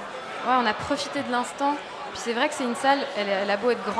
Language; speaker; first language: French; native; French